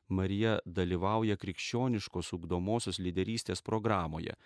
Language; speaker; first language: Lithuanian; native; Lithuanian